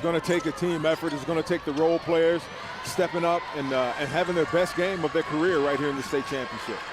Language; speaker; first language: English; native; English